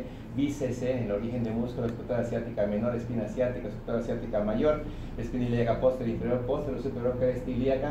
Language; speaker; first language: Spanish; native; Spanish